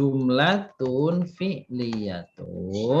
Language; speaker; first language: Arabic; non-native, fluent; Indonesian